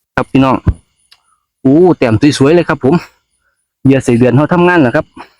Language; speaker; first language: Thai; non-native, local second language; Northeastern Thai